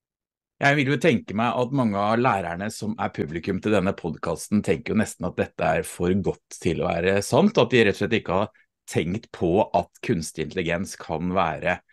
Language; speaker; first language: Norwegian; native; Norwegian